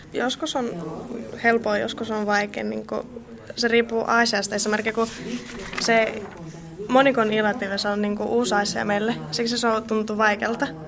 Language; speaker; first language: Finnish; non-native, learner; Russian